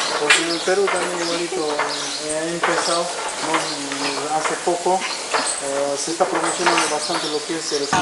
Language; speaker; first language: Spanish; native; Spanish